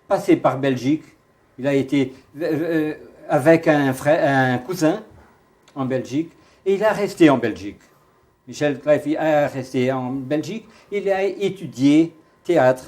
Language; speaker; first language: French; non-native, fluent; Portuguese